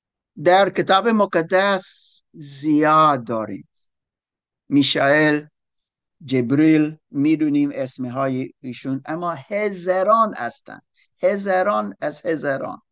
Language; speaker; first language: Persian; non-native, learner; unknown